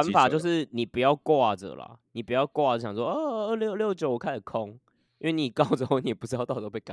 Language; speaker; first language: Chinese; native; Chinese